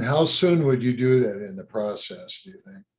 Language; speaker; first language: English; native; English